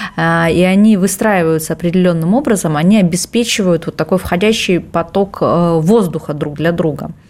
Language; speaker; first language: Russian; native; Russian